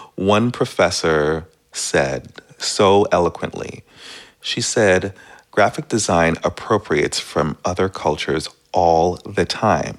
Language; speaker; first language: English; native; English